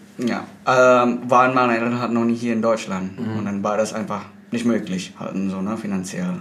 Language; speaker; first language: German; non-native, fluent; Indonesian